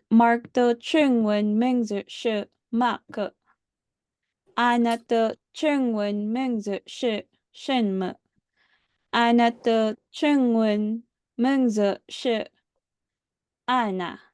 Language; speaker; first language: Chinese; non-native, learner; Filipino